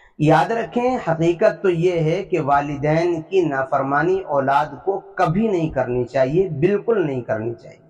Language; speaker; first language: Urdu; native; Urdu